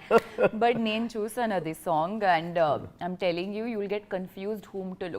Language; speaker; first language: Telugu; non-native, fluent; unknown